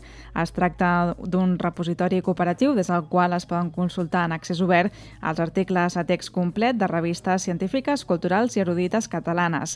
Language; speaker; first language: Catalan; native; Catalan